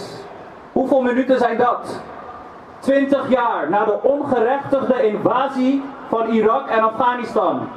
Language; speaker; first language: Dutch; early bilingual, other home language; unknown